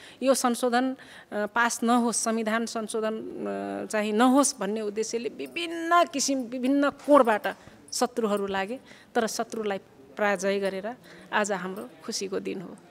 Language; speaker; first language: Nepali; non-native, local second language; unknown